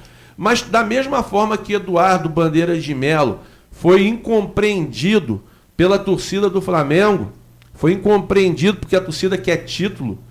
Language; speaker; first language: Portuguese; native; Portuguese